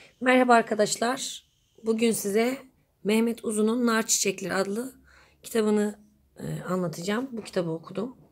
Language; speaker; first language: Turkish; native; Turkish